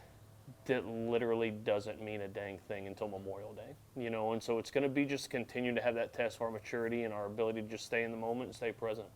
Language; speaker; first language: English; native; English